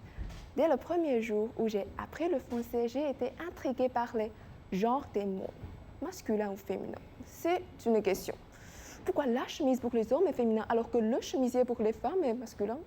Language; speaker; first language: French; non-native, fluent; Chinese